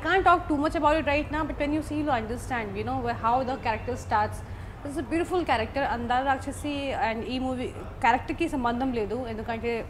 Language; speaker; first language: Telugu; non-native, local second language; Hindi